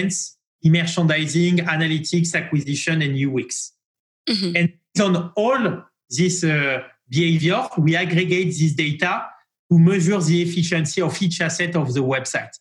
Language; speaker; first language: English; non-native, fluent; French